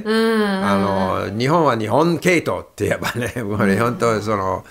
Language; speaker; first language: Japanese; non-native, fluent; English